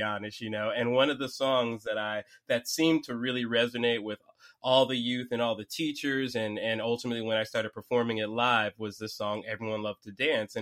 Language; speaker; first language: English; native; English